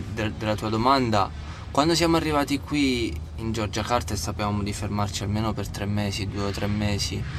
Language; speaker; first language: Italian; native; Italian